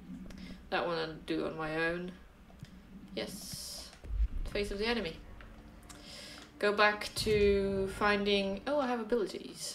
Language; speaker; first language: English; non-native, fluent; French